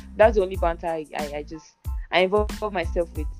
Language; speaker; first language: English; non-native, local second language; Yoruba